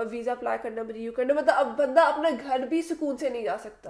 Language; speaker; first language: Urdu; native; Urdu